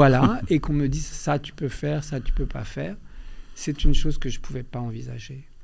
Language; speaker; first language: French; early bilingual, other home language; Albanian